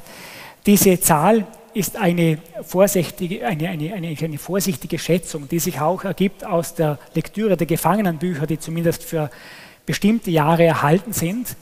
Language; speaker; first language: German; native; German